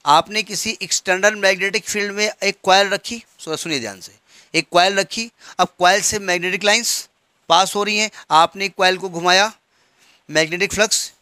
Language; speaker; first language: Hindi; native; Hindi